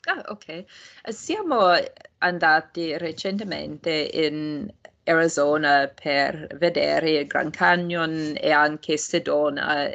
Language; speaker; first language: Italian; non-native, fluent; English